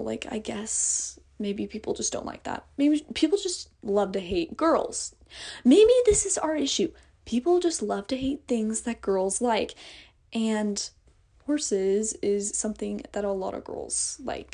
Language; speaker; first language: English; native; English